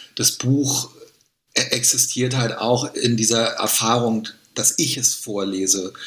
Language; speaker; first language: German; native; German